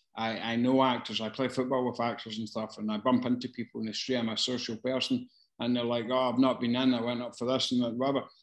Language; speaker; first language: English; native; English